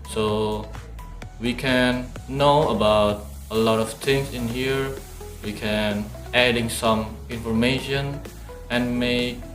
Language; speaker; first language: English; non-native, learner; Indonesian